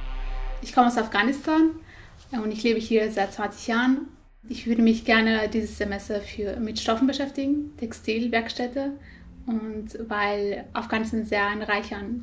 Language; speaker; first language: German; early bilingual, other home language; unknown